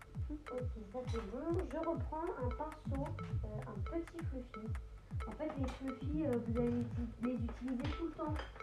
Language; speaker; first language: French; native; French